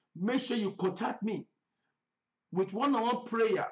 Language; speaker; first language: English; non-native, local second language; Yoruba